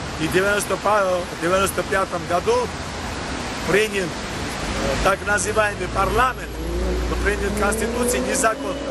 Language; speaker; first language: Russian; non-native, local second language; Georgian